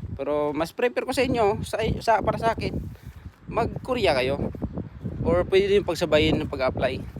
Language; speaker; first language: Filipino; native; Filipino